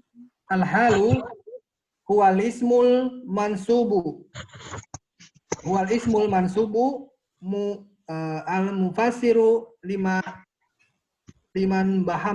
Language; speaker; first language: Arabic; non-native, learner; Indonesian